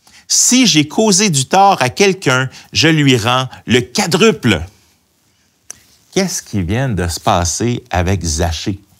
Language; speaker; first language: French; native; French